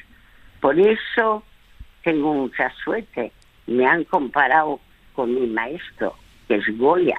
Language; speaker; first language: Spanish; early bilingual, other home language; French